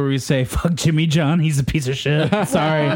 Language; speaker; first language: English; native; English